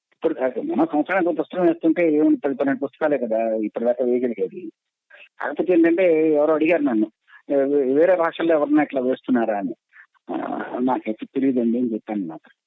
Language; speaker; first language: Telugu; native; Telugu